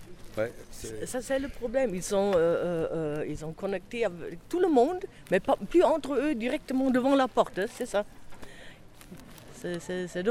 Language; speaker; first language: French; non-native, fluent; German